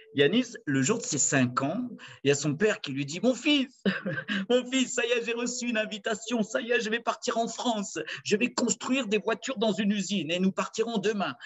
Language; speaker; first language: French; native; French